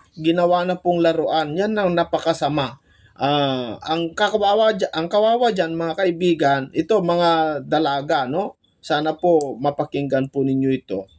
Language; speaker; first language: Filipino; non-native, local second language; Iloko